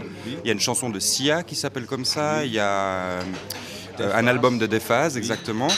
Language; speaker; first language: French; native; French